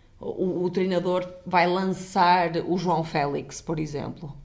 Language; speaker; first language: Portuguese; native; Portuguese